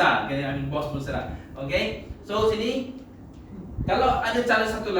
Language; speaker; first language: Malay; non-native, local second language; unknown